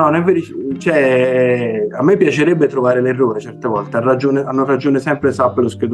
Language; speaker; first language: Italian; native; Italian